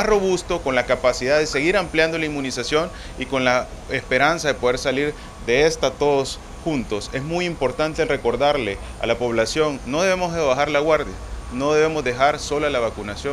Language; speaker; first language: Spanish; native; Spanish